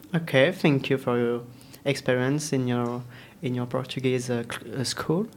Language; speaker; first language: English; non-native, learner; French